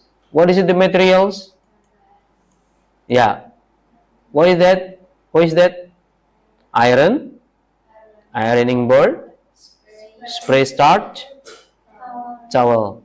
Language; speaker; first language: English; non-native, learner; Indonesian